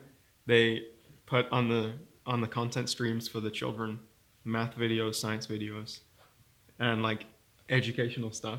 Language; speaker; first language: English; native; English